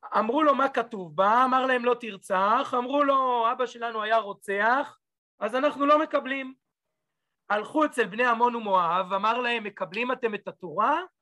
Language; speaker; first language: Hebrew; native; Hebrew